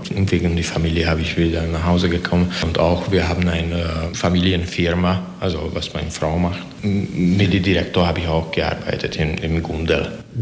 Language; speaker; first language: German; non-native, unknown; Hungarian